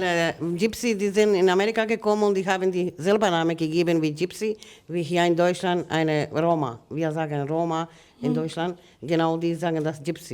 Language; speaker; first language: German; non-native, learner; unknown